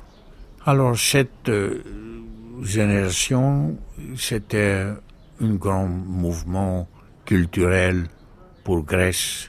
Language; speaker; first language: French; non-native, learner; Greek